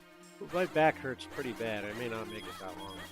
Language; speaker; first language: English; native; English